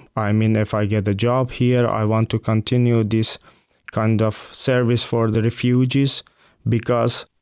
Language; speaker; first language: English; non-native, fluent; Persian